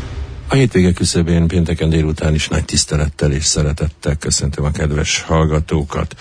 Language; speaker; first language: Hungarian; native; Hungarian